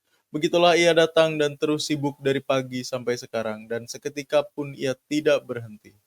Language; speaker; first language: Indonesian; native; Indonesian